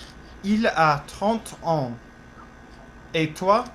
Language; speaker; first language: French; non-native, fluent; English